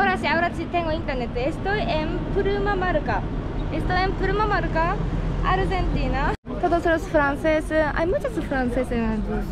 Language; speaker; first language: Spanish; non-native, fluent; Japanese